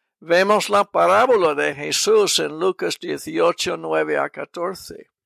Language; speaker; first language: Spanish; non-native, fluent; English